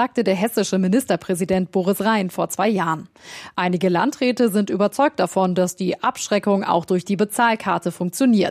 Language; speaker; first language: German; native; German